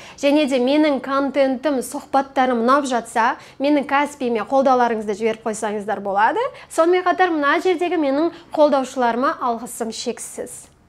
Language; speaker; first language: Kazakh; native; Kazakh